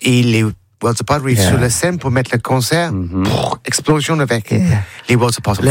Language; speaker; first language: French; non-native, learner; English